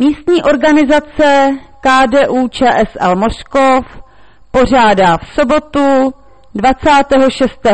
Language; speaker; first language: Czech; native; Czech